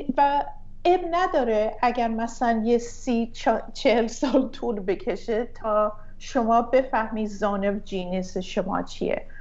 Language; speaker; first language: Persian; early bilingual, heritage; Persian